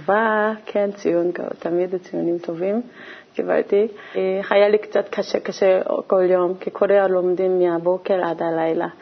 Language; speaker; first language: Hebrew; non-native, learner; Korean